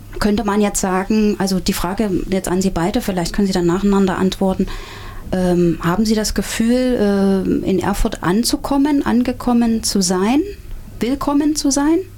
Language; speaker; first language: German; native; German